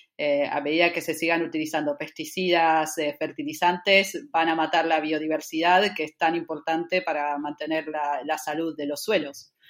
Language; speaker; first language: Spanish; native; Spanish